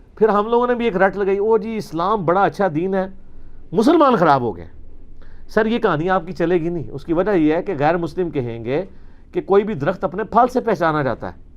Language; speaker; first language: Urdu; non-native, local second language; Punjabi